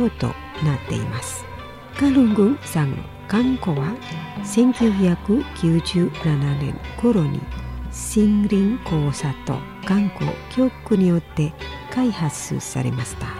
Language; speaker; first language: Japanese; non-native, fluent; Indonesian